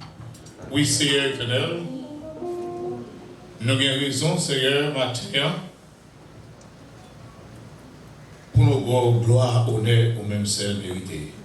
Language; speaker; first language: French; non-native, local second language; Haitian Creole